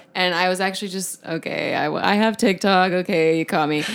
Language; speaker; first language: English; native; English